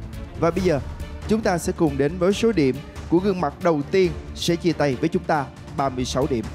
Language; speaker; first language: Vietnamese; native; Vietnamese